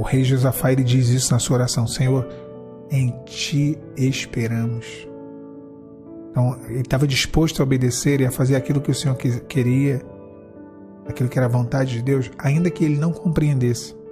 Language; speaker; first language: Portuguese; native; Portuguese